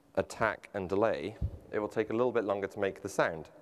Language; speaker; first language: English; native; English